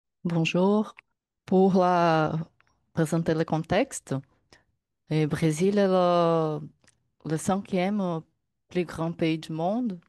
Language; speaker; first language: French; non-native, learner; Portuguese